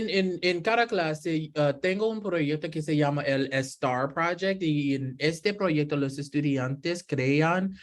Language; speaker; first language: Spanish; non-native, learner; English